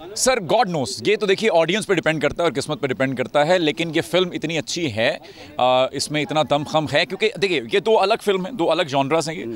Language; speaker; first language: Urdu; non-native, local second language; Punjabi